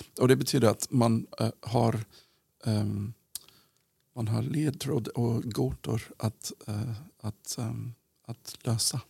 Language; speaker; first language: Swedish; non-native, fluent; English